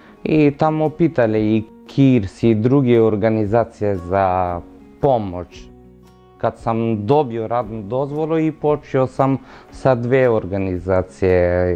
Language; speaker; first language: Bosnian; non-native, learner; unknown